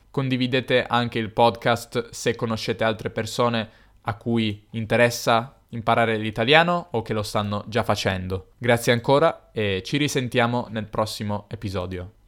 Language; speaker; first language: Italian; native; Italian